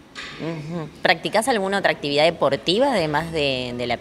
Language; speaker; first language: Spanish; native; Spanish